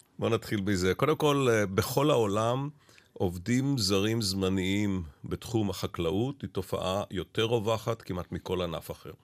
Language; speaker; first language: Hebrew; native; Hebrew